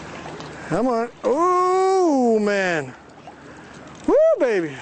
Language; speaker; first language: English; native; English